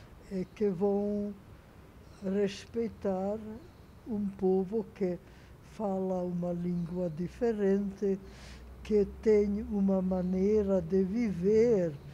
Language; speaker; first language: Portuguese; non-native, fluent; Hungarian